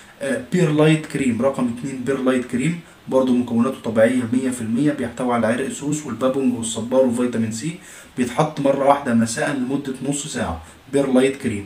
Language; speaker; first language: Arabic; native; Arabic